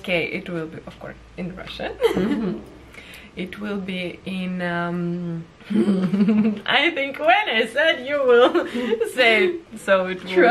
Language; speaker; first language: English; non-native, learner; Russian